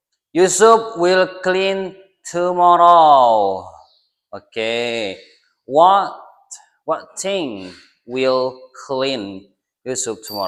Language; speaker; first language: English; non-native, learner; Indonesian